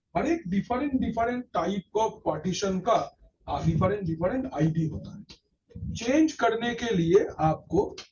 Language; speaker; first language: Hindi; non-native, local second language; Bangla